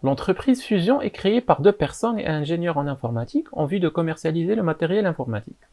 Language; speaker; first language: French; non-native, local second language; Arabic